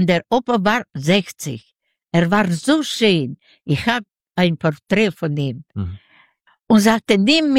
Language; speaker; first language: German; non-native, learner; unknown